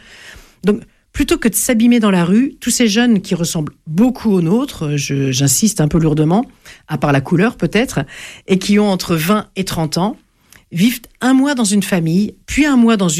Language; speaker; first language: French; native; French